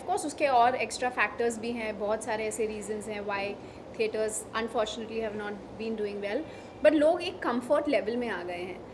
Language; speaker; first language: Hindi; native; Hindi